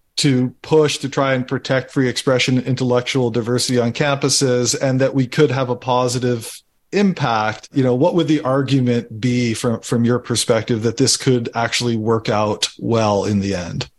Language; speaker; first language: English; native; English